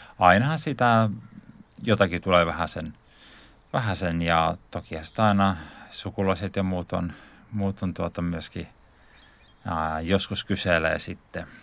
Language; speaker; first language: Finnish; native; Finnish